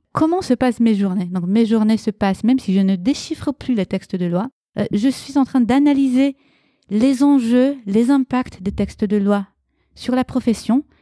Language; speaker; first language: French; early bilingual, other home language; Romanian